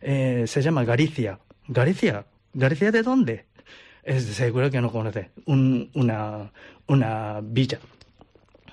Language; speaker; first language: Spanish; non-native, learner; Japanese